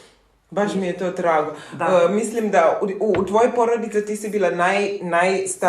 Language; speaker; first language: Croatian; non-native, fluent; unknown